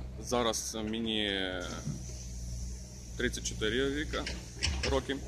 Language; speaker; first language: Ukrainian; non-native, local second language; Russian